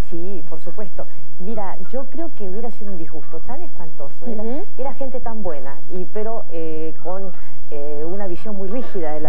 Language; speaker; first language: Spanish; native; Spanish